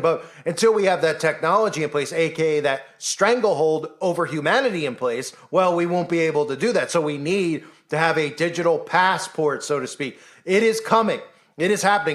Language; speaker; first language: English; native; English